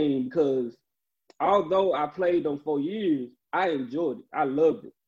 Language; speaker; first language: English; native; English